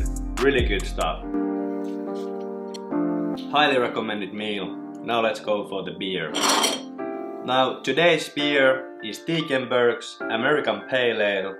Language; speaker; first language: English; non-native, fluent; Finnish